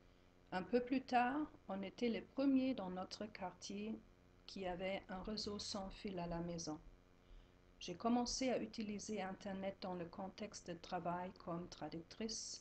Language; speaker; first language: French; non-native, fluent; German